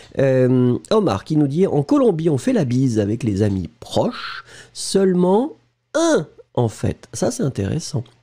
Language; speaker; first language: French; native; French